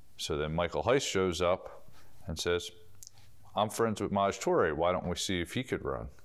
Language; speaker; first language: English; native; English